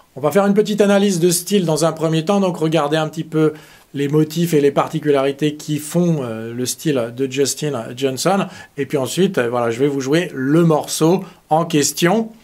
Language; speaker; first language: French; native; French